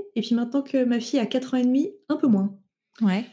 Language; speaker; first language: French; native; French